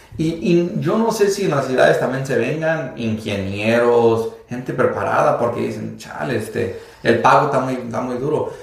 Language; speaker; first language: Spanish; early bilingual, heritage; Spanish